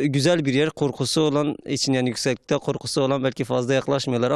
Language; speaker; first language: Turkish; native; Turkish